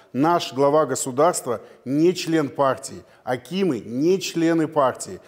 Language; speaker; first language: Russian; native; Russian